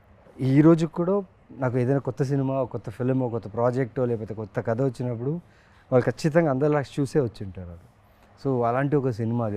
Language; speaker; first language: Telugu; native; Telugu